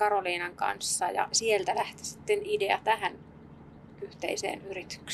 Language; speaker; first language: Finnish; native; Finnish